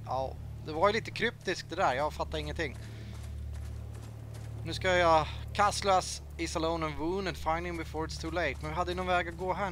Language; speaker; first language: Swedish; native; Swedish